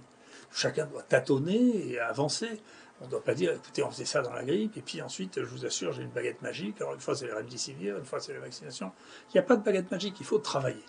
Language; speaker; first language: French; native; French